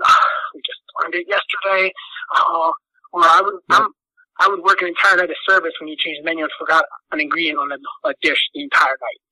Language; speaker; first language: English; native; English